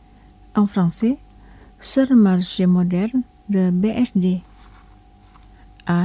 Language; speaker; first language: French; non-native, local second language; Indonesian